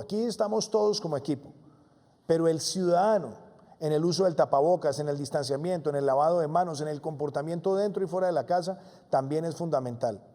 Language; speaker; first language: Spanish; native; Spanish